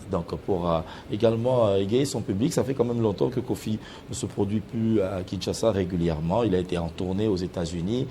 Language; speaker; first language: French; non-native, local second language; Lingala